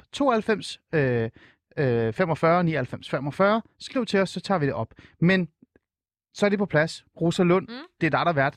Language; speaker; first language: Danish; native; Danish